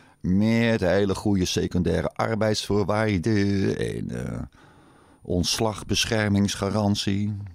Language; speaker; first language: Dutch; native; Dutch